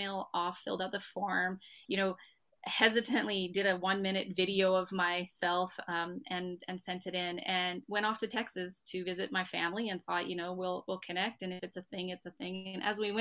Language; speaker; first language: English; native; English